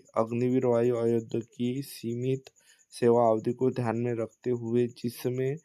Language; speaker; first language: Hindi; non-native, local second language; Marathi